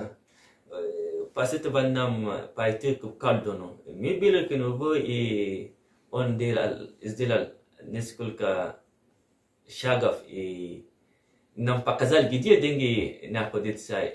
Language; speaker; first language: Russian; non-native, learner; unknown